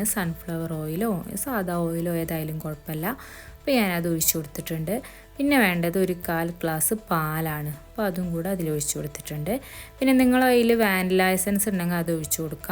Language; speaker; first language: Malayalam; native; Malayalam